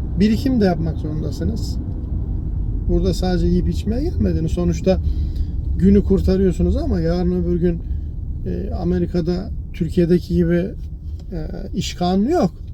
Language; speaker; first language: Turkish; early bilingual, heritage; Turkish